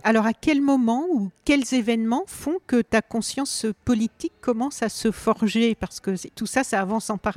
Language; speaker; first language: French; native; French